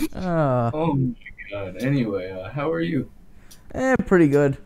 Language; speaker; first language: English; native; English